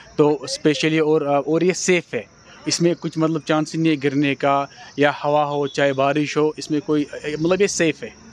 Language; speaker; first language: Hindi; non-native, local second language; Kashmiri